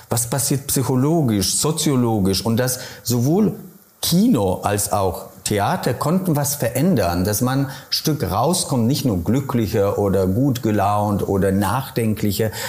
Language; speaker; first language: German; non-native, fluent; Polish